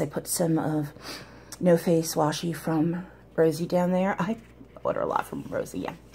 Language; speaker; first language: English; native; English